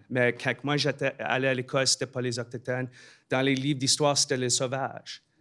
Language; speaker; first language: French; non-native, local second language; English